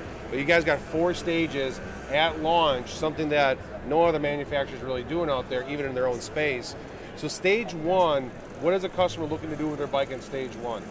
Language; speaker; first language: English; native; English